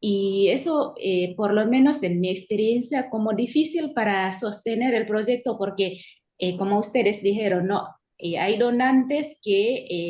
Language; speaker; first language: Spanish; non-native, learner; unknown